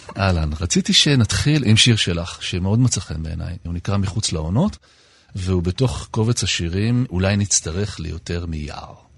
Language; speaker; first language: Hebrew; native; Hebrew